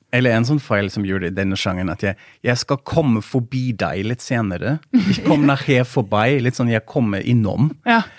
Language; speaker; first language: Norwegian; non-native, fluent; German